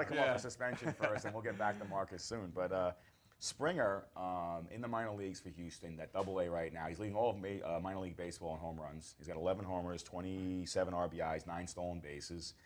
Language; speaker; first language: English; native; English